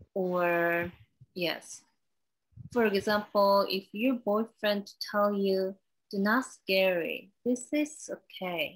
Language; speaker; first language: English; non-native, learner; Korean